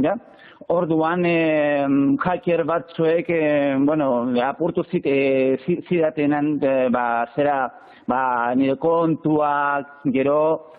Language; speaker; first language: Basque; non-native, learner; Spanish